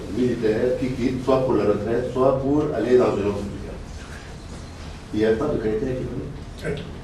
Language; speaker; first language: French; non-native, local second language; Arabic